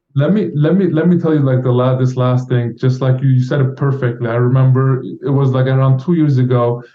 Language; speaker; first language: English; non-native, fluent; Turkish